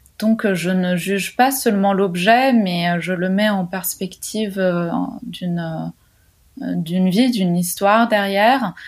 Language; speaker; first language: French; non-native, fluent; Italian